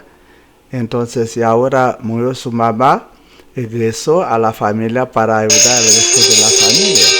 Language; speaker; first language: Spanish; non-native, fluent; Haitian Creole